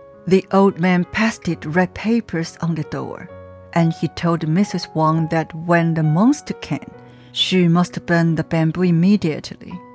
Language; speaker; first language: English; non-native, fluent; Chinese